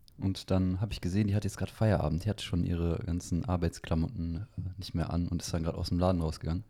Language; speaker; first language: German; native; German